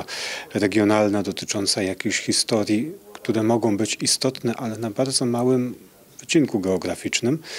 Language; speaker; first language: Polish; native; Polish